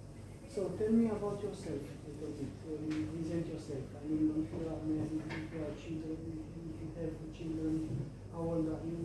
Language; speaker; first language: English; non-native, fluent; Romanian